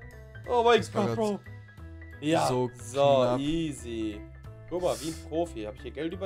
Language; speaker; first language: German; native; German